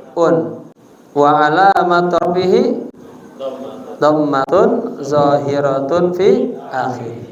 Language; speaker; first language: Arabic; non-native, fluent; Indonesian